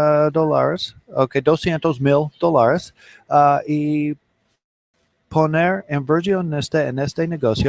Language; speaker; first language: Spanish; non-native, learner; English